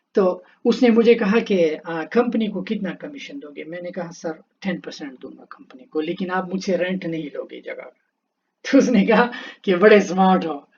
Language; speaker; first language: Urdu; non-native, local second language; Pashto